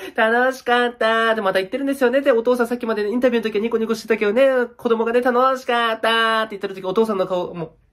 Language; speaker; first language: Japanese; native; Japanese